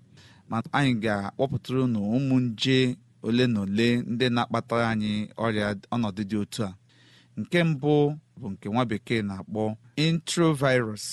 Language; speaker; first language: Igbo; native; Igbo